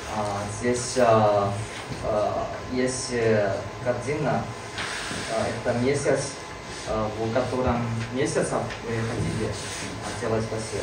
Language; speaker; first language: Russian; non-native, learner; Chinese